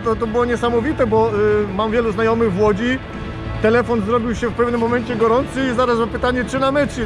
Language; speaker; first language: Polish; native; Polish